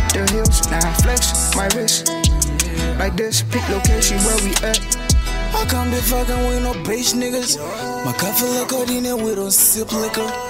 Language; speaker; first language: English; non-native, local second language; Swati